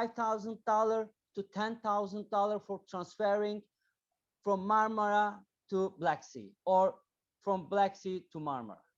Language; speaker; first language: English; non-native, learner; Turkish